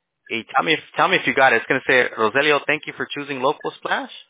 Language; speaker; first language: English; early bilingual, other home language; Spanish